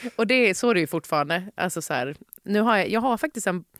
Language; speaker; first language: Swedish; native; Swedish